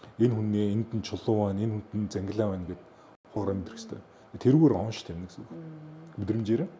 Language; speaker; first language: Mongolian; native; Mongolian